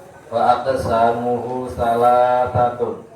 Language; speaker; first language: Arabic; non-native, fluent; Javanese